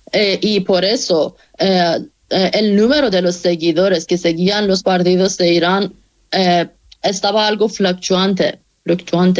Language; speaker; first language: Spanish; non-native, fluent; Persian